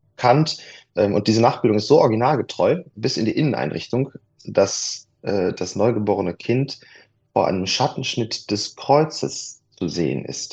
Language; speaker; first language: German; native; German